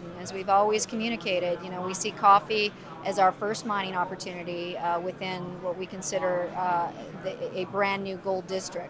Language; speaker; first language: English; native; English